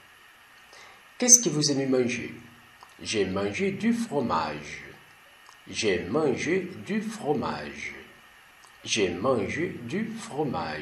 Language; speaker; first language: French; non-native, learner; Portuguese